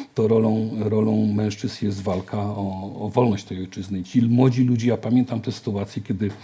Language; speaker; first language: Polish; native; Polish